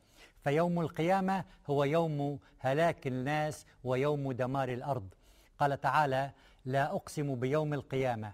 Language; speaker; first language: Arabic; native; Arabic